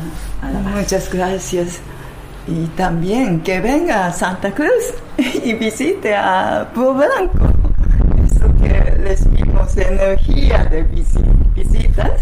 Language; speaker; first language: Spanish; non-native, learner; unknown